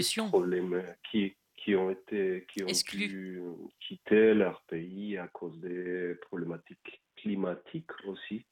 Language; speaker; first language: French; non-native, fluent; Spanish